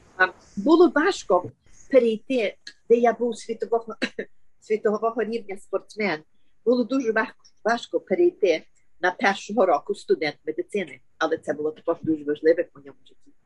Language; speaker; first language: Ukrainian; early bilingual, heritage; Ukrainian